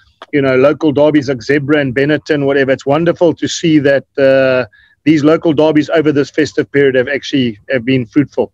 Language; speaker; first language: English; native; English